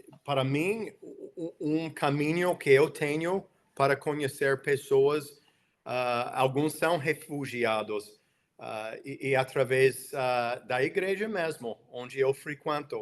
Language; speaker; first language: Portuguese; non-native, fluent; English